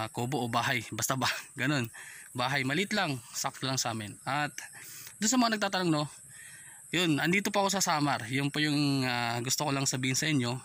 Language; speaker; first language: Filipino; non-native, local second language; Waray